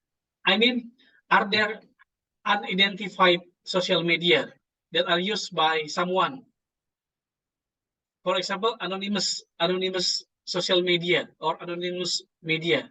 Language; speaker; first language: English; non-native, fluent; Indonesian